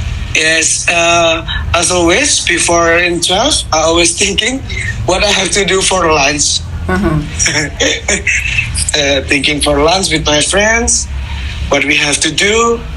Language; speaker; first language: English; non-native, learner; Indonesian